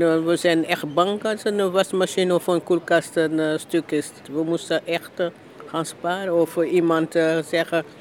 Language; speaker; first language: Dutch; non-native, learner; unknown